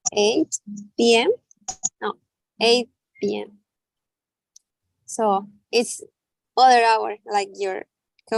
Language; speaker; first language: English; non-native, learner; Spanish